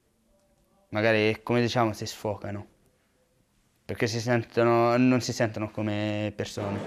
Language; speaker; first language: Italian; early bilingual, other home language; Arabic